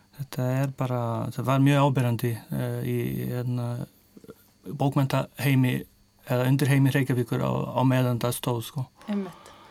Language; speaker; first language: Icelandic; non-native, fluent; Portuguese